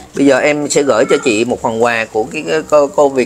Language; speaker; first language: Vietnamese; native; Vietnamese